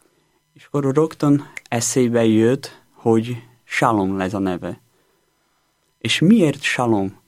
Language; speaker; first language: Hungarian; non-native, learner; Portuguese